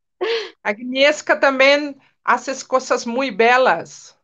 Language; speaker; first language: Spanish; non-native, fluent; Portuguese